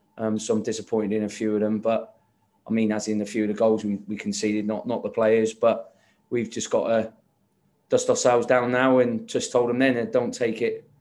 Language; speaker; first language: English; native; English